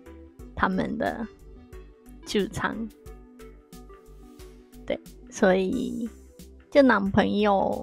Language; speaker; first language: Chinese; non-native, fluent; Japanese